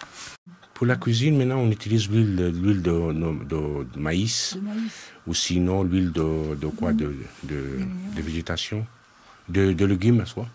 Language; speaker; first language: French; non-native, fluent; Arabic